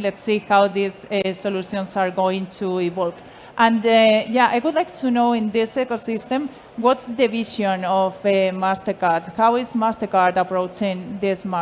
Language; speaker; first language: English; non-native, fluent; Spanish